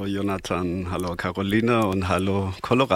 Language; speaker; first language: German; non-native, fluent; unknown